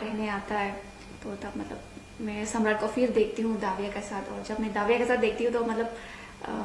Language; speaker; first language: Hindi; non-native, local second language; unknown